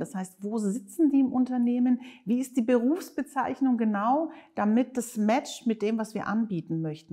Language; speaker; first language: German; native; German